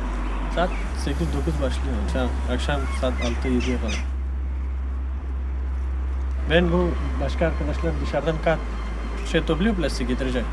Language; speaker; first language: Turkish; non-native, learner; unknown